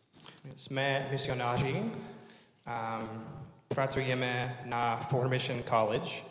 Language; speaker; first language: Czech; non-native, learner; English